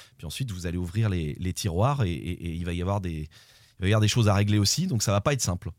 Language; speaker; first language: French; native; French